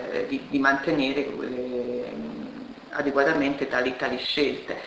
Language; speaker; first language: Italian; native; Italian